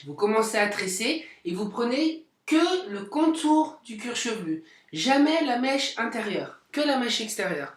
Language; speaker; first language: French; native; French